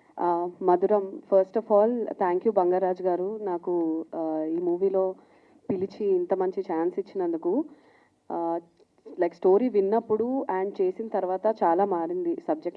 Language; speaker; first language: Telugu; non-native, learner; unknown